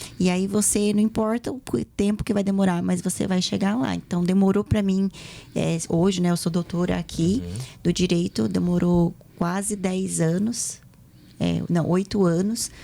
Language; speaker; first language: Portuguese; native; Portuguese